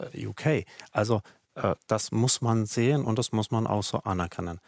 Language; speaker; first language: German; non-native, fluent; Czech